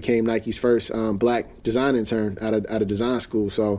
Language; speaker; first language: English; native; English